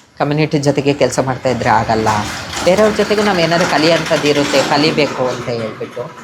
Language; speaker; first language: Kannada; native; Kannada